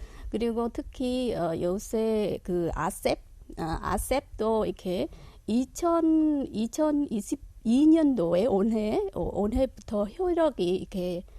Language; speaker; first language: Korean; non-native, fluent; Vietnamese